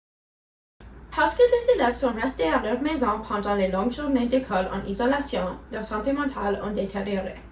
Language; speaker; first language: French; non-native, learner; English